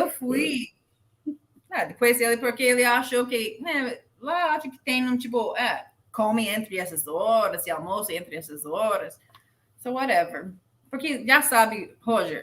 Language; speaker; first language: Portuguese; non-native, learner; English